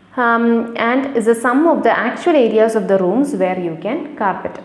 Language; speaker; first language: English; non-native, local second language; Malayalam